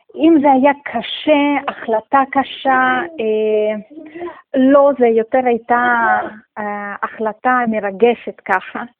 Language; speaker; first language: Hebrew; non-native, fluent; Russian